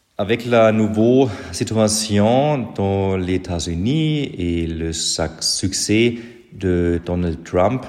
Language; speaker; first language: French; non-native, learner; German